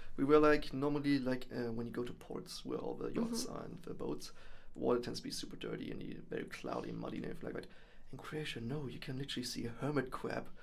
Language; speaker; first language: English; non-native, fluent; German